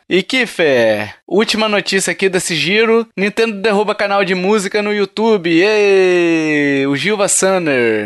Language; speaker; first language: Portuguese; native; Portuguese